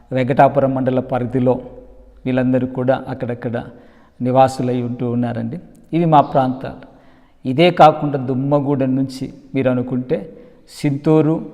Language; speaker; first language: Telugu; non-native, local second language; Koya